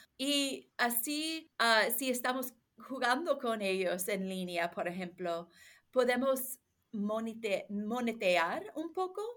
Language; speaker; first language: Spanish; non-native, learner; English